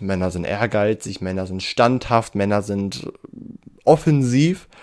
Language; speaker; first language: German; native; German